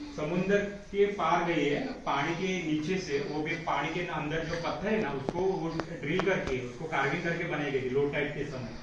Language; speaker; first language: Hindi; non-native, local second language; Marathi